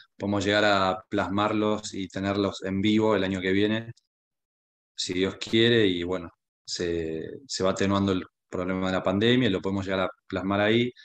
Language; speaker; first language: Spanish; native; Spanish